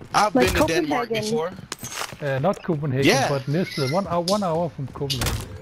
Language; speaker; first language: English; early bilingual, other home language; Turkish